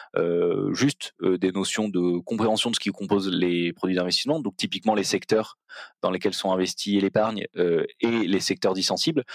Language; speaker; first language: French; native; French